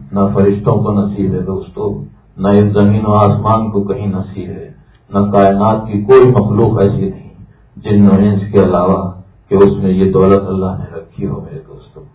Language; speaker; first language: Urdu; native; Urdu